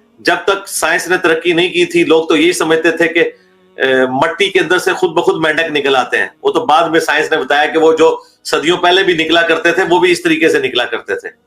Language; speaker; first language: Urdu; non-native, local second language; Punjabi